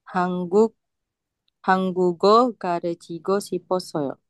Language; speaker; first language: Korean; non-native, learner; Indonesian